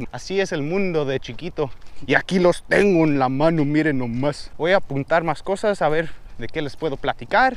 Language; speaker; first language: Spanish; early bilingual, heritage; Spanish